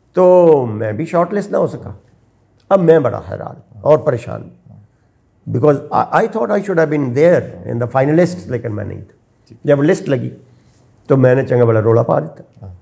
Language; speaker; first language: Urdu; non-native, local second language; Punjabi